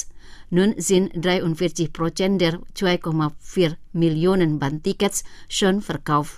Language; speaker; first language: German; non-native, fluent; Indonesian